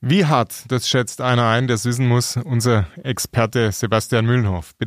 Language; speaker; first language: German; native; German